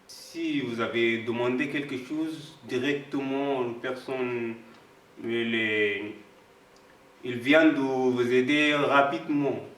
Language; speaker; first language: French; non-native, learner; Arabic